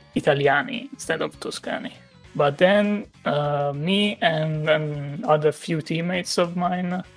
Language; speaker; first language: English; non-native, fluent; Italian